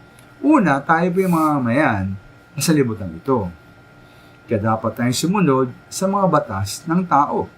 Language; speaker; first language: Filipino; native; Filipino